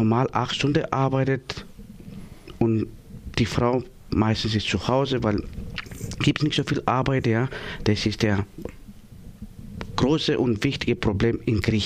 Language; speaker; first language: German; non-native, learner; Greek